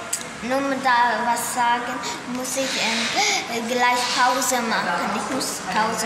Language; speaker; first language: German; early bilingual, other home language; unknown